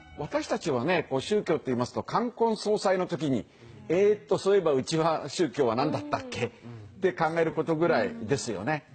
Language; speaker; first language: Japanese; native; Japanese